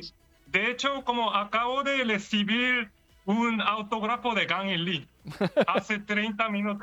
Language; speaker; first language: Spanish; non-native, learner; Korean